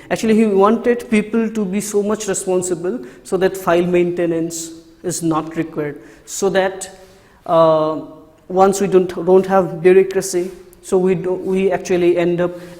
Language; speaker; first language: English; non-native, local second language; Assamese